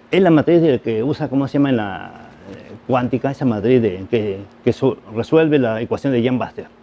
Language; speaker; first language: Spanish; native; Spanish